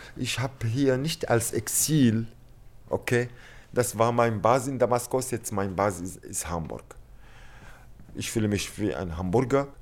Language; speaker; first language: German; non-native, learner; Arabic